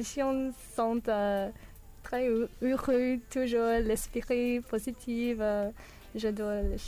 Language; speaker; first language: French; non-native, learner; English